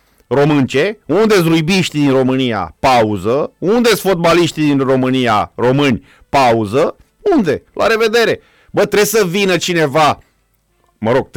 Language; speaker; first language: Romanian; native; Romanian